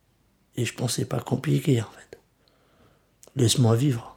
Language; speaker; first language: French; early bilingual, other home language; Kurdish